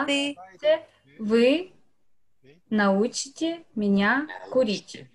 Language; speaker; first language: Russian; non-native, learner; Japanese